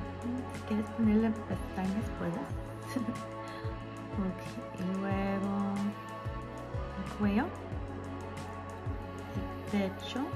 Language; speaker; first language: Spanish; early bilingual, heritage; Spanish